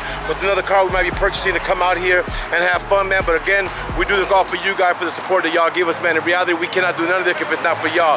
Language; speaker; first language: English; native; English